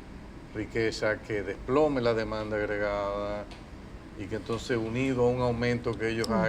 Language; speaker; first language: Spanish; native; Spanish